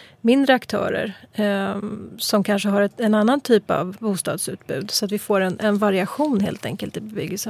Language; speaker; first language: Swedish; native; Swedish